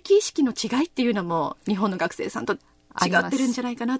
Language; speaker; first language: Japanese; native; Japanese